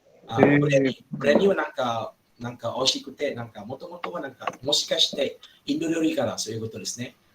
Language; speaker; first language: Japanese; non-native, fluent; Malay